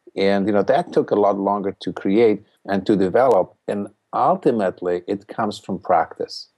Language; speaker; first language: English; non-native, fluent; Polish